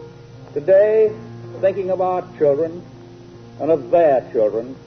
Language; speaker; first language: English; native; English